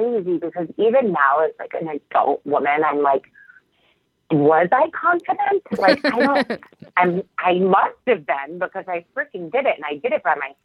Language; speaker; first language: English; native; English